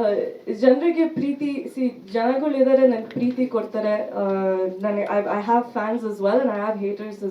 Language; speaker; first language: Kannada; early bilingual, heritage; Kannada